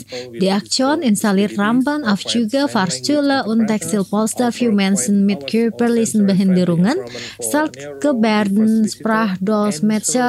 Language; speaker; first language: German; non-native, fluent; Indonesian